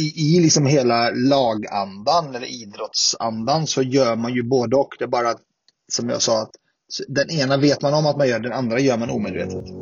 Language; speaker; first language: Swedish; early bilingual, other home language; Arabic